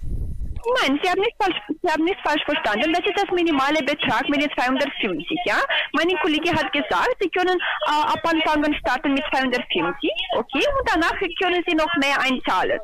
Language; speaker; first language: German; non-native, learner; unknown